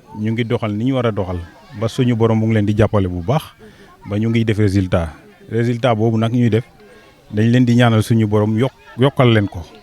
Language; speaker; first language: Wolof; non-native, local second language; Serer